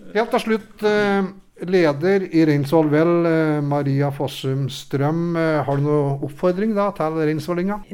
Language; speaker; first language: Norwegian; native; Norwegian